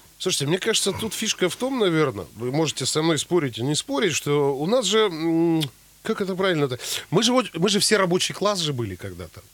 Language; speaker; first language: Russian; native; Russian